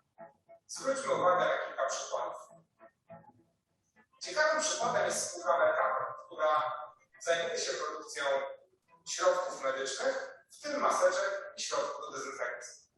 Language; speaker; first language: Polish; native; Polish